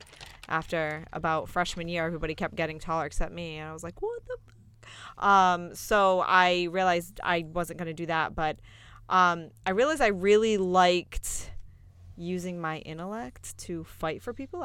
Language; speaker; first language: English; native; English